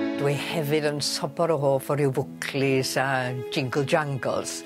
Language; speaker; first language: Welsh; native; Welsh